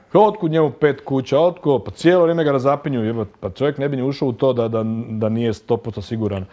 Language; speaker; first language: Croatian; native; Croatian